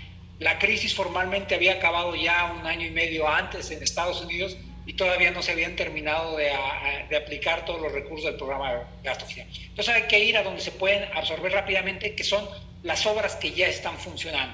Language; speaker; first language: Spanish; native; Spanish